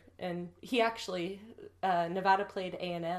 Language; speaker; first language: English; native; English